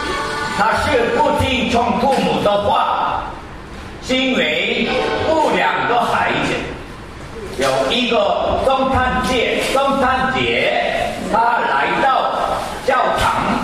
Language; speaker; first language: Chinese; non-native, learner; Korean